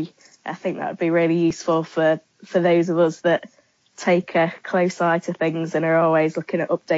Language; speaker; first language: English; native; English